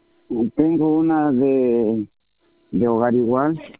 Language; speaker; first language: Spanish; native; Spanish